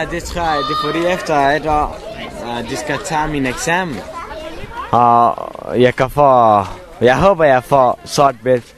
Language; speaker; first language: Danish; non-native, learner; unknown